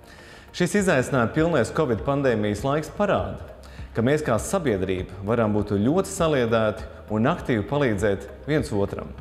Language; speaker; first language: Latvian; native; Latvian